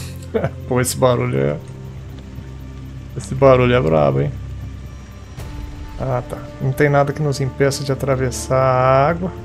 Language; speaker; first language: Portuguese; native; Portuguese